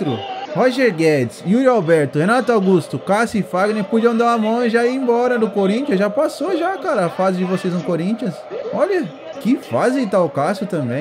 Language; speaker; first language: Portuguese; native; Portuguese